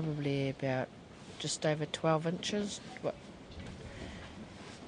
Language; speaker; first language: English; native; English